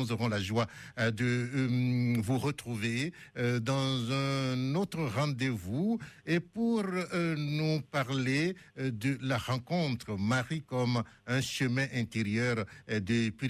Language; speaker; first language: French; native; French